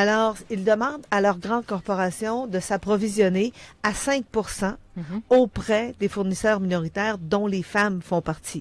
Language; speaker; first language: French; native; French